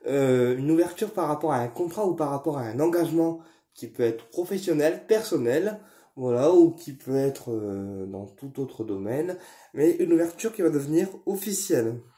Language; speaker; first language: French; native; French